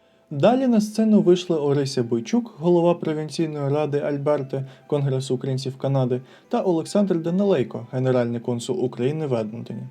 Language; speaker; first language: Ukrainian; native; Ukrainian